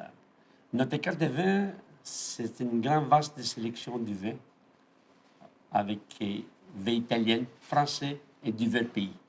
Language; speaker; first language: French; non-native, fluent; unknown